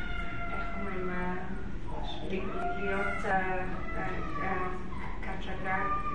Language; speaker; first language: Hebrew; non-native, learner; English